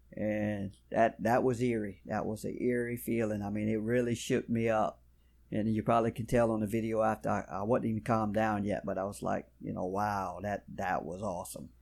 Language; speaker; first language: English; native; English